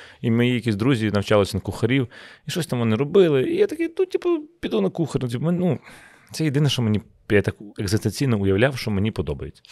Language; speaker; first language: Ukrainian; native; Ukrainian